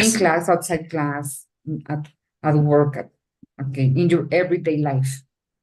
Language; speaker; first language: English; non-native, fluent; Spanish